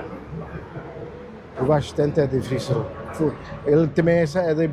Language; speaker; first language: Portuguese; early bilingual, heritage; German